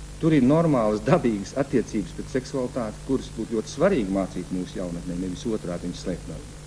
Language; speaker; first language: Latvian; early bilingual, heritage; Latvian